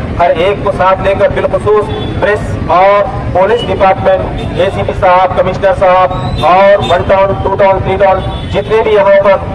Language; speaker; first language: Urdu; native; Urdu